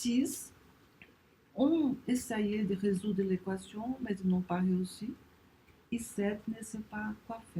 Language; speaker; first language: French; non-native, learner; Portuguese